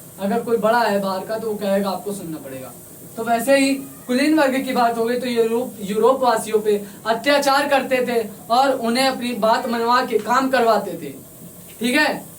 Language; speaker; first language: Hindi; native; Hindi